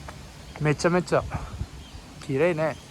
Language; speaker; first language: Japanese; non-native, learner; Sinhala